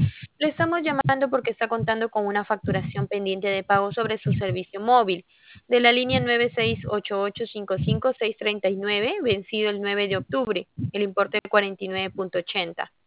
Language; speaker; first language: Spanish; native; Spanish